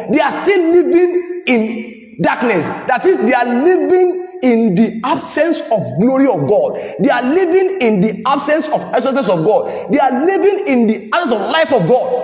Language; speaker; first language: English; non-native, local second language; Yoruba